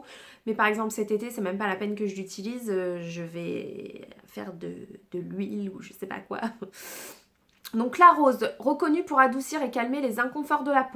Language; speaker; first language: French; native; French